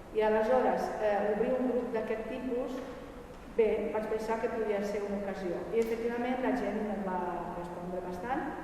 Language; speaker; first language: Catalan; non-native, fluent; Italian